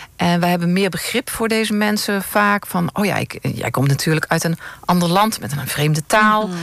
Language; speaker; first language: Dutch; native; Dutch